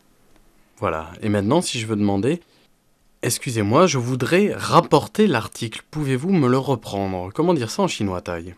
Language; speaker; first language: French; native; French